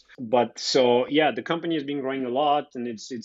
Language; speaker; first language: English; non-native, fluent; French